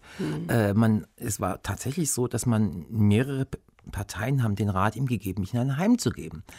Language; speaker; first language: German; early bilingual, other home language; Bulgarian